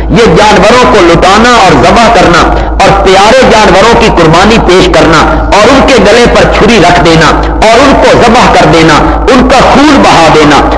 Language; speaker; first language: Urdu; non-native, local second language; Punjabi